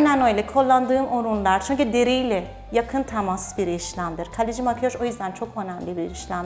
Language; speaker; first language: Turkish; non-native, fluent; Persian